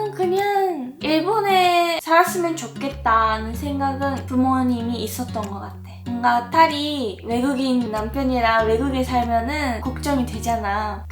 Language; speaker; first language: Korean; non-native, fluent; Japanese